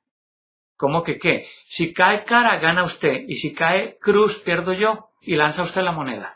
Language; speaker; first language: Spanish; native; Spanish